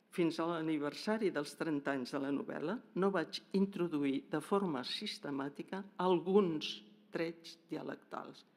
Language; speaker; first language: Catalan; native; Catalan